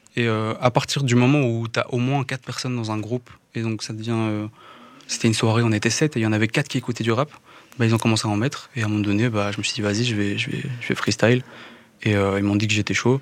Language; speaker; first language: French; native; French